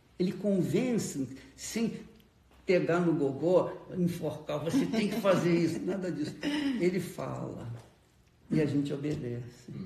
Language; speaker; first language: Portuguese; native; Portuguese